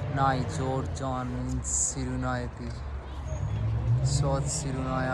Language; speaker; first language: Armenian; non-native, learner; Hindi